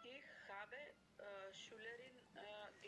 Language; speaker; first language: German; non-native, learner; Macedonian